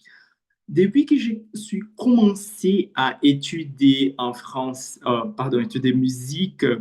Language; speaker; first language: French; non-native, learner; Portuguese